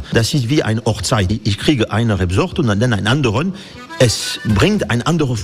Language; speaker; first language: German; non-native, fluent; French